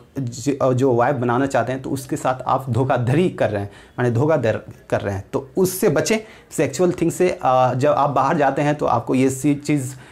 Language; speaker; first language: Hindi; native; Hindi